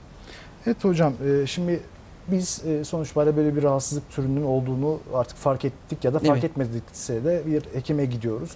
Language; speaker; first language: Turkish; native; Turkish